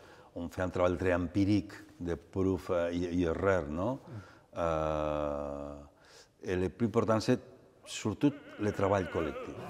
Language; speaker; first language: French; non-native, fluent; Catalan